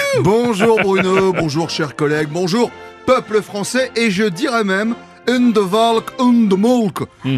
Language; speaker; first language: French; native; French